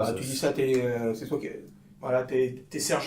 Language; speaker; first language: French; native; French